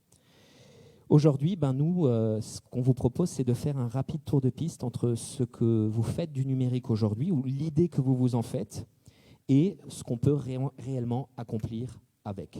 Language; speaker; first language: French; native; French